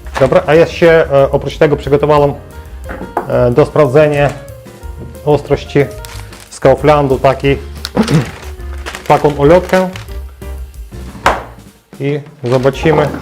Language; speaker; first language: Polish; non-native, learner; Ukrainian